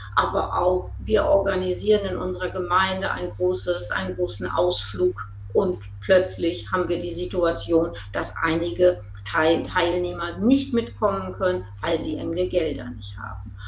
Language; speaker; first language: German; native; German